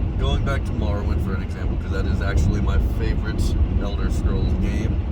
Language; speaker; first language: English; native; English